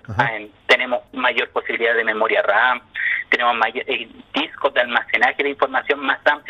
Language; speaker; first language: Spanish; native; Spanish